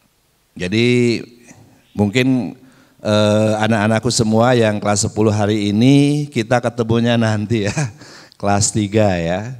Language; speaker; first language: Indonesian; native; Indonesian